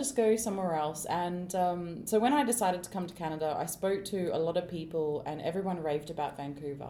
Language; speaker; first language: English; native; English